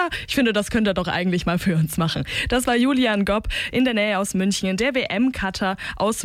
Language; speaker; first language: German; native; German